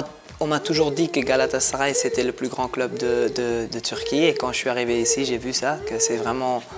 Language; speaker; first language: French; non-native, local second language; Dutch